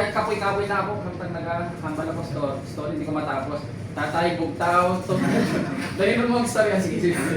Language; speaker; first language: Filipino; non-native, local second language; Iloko